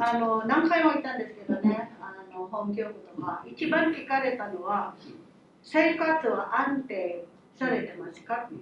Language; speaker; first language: Japanese; non-native, fluent; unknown